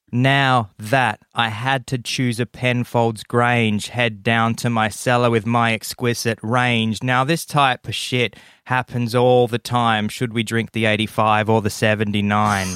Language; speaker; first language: English; native; English